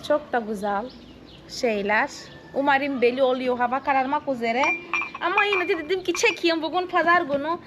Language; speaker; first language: Turkish; non-native, fluent; Portuguese